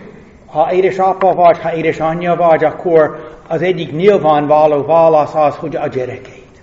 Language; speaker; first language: Hungarian; non-native, fluent; English